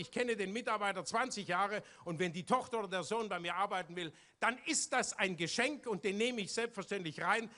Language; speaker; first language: German; native; German